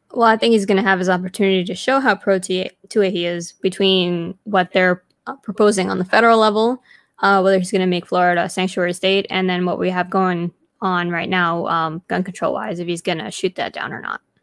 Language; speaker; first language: English; early bilingual, other home language; Spanish